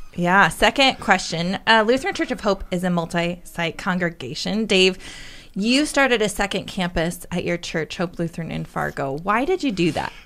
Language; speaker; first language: English; native; English